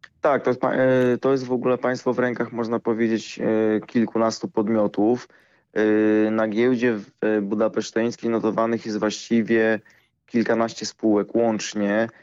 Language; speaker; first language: Polish; native; Polish